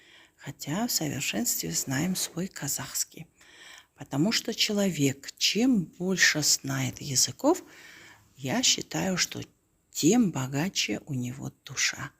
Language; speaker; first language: Russian; non-native, local second language; Kazakh